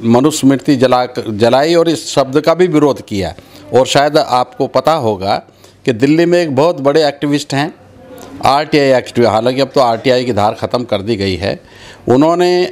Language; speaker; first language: Hindi; native; Hindi